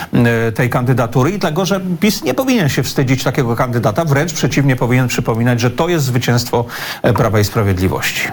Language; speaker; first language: Polish; native; Polish